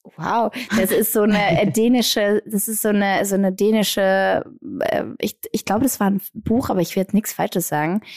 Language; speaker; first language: German; early bilingual, other home language; Greek